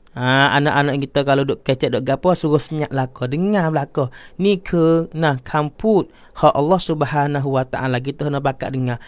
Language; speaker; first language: Malay; native; Malay